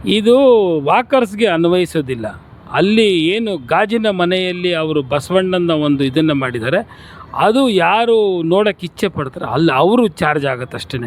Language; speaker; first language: Kannada; native; Kannada